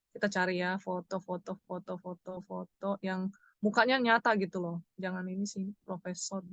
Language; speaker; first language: Indonesian; native; Indonesian